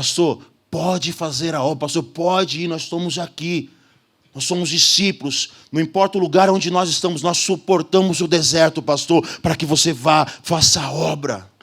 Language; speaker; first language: Portuguese; native; Portuguese